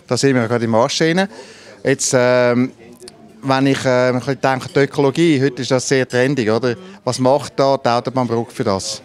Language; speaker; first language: German; native; German